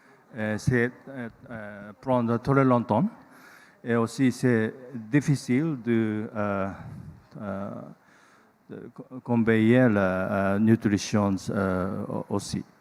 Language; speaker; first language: French; non-native, learner; Japanese